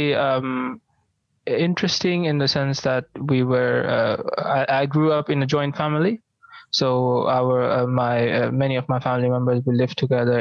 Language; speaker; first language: English; non-native, local second language; Bangla